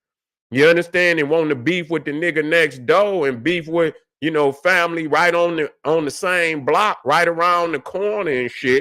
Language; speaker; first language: English; native; English